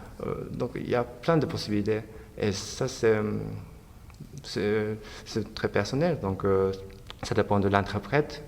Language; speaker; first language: French; non-native, fluent; Japanese